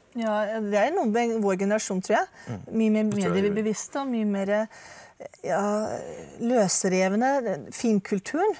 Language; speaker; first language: Norwegian; native; Norwegian